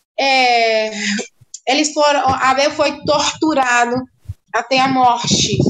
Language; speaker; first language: Portuguese; non-native, fluent; Spanish